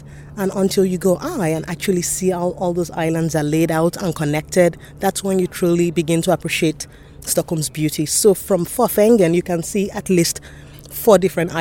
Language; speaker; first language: English; non-native, local second language; Yoruba